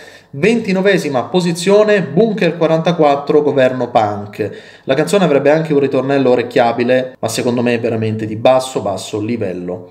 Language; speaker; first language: Italian; native; Italian